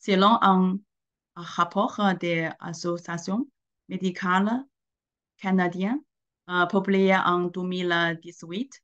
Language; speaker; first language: French; non-native, learner; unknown